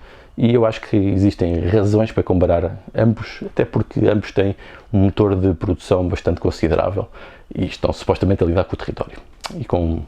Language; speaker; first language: Portuguese; native; Portuguese